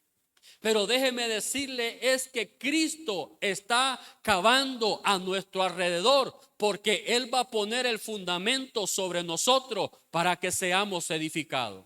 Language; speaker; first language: Spanish; native; Spanish